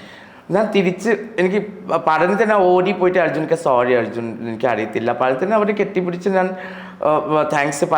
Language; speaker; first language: Malayalam; non-native, learner; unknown